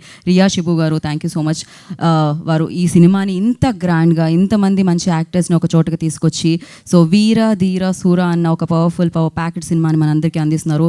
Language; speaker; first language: Telugu; native; Telugu